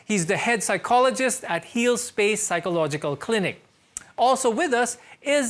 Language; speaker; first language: English; non-native, local second language; Filipino